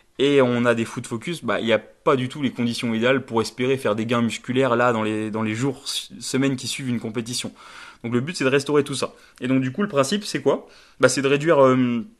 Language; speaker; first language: French; native; French